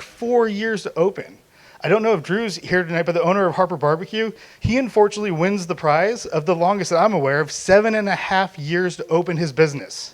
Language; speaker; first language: English; native; English